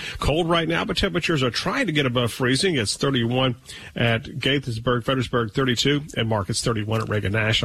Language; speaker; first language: English; native; English